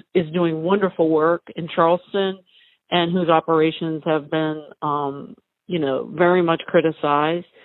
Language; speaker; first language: English; native; English